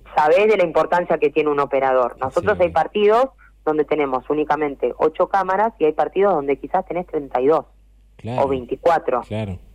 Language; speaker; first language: Spanish; native; Spanish